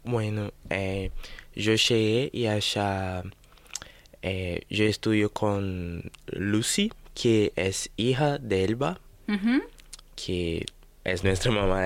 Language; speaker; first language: Spanish; non-native, fluent; Portuguese